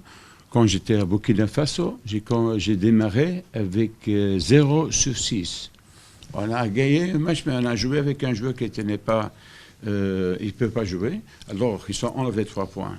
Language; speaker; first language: French; non-native, fluent; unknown